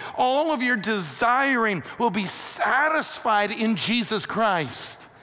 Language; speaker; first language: English; native; English